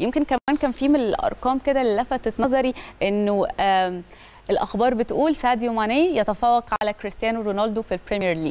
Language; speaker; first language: Arabic; native; Arabic